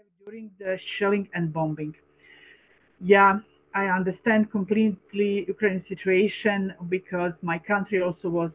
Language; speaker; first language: English; non-native, fluent; Croatian